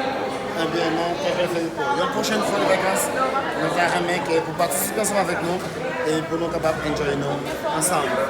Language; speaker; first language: French; non-native, learner; Haitian Creole